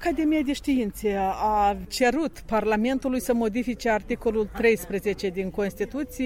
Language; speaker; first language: Romanian; native; Romanian